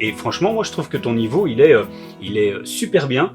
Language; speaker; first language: French; native; French